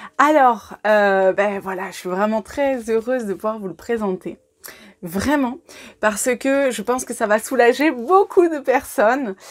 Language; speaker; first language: French; native; French